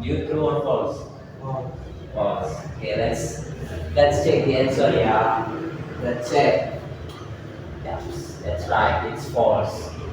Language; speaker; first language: English; non-native, fluent; Indonesian